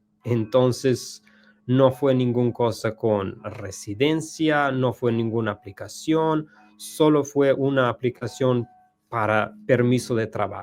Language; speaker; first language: Spanish; non-native, learner; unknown